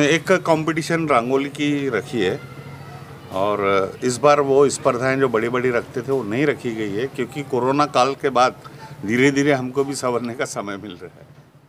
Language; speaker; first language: Hindi; non-native, local second language; Sindhi